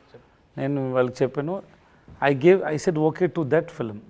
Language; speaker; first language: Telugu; non-native, learner; Tamil